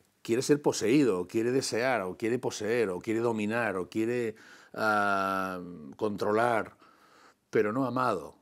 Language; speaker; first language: Spanish; non-native, local second language; Catalan